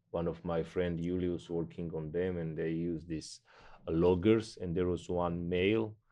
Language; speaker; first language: English; non-native, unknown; Georgian